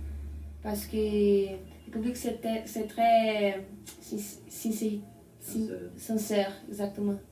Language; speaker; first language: French; non-native, learner; Portuguese